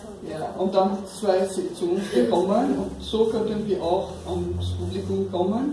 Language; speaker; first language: German; non-native, fluent; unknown